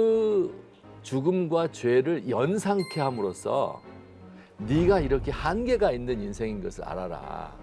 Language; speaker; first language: Korean; native; Korean